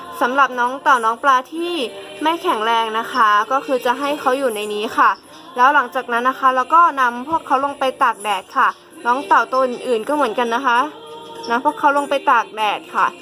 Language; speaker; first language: Thai; native; Thai